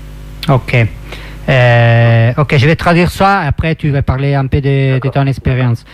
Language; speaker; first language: French; non-native, fluent; Italian